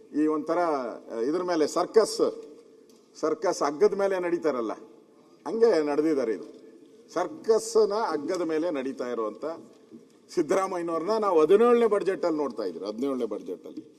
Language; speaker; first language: Kannada; native; Kannada